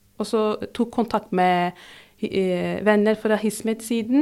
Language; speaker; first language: Norwegian; non-native, fluent; Turkish